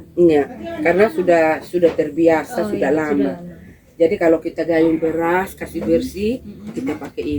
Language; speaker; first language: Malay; non-native, local second language; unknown